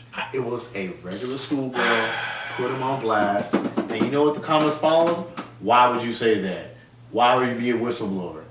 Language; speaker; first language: English; native; English